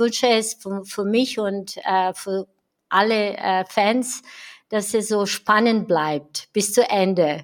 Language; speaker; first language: German; non-native, fluent; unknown